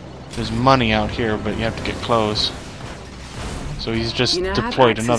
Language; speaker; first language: English; native; English